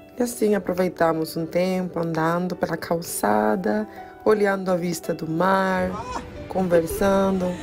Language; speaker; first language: Portuguese; non-native, fluent; Spanish